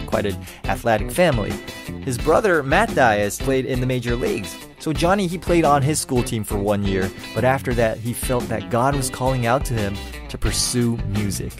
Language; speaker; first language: English; early bilingual, other home language; Chinese